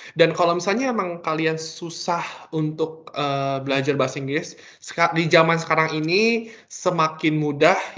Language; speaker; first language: Indonesian; native; Indonesian